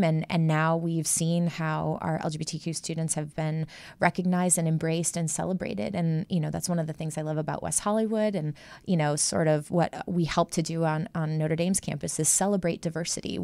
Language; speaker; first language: English; native; English